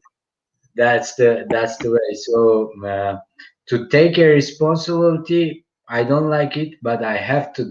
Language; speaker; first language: English; non-native, fluent; Turkish